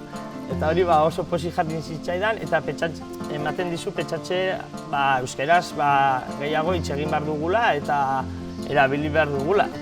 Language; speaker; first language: Basque; non-native, local second language; Spanish